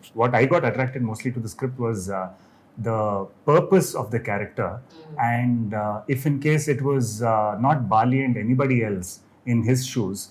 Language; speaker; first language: English; non-native, local second language; Kannada